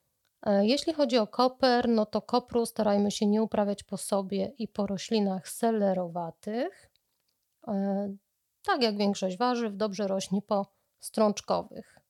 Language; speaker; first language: Polish; native; Polish